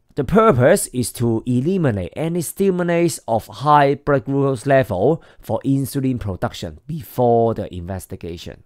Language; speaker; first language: English; non-native, local second language; Cantonese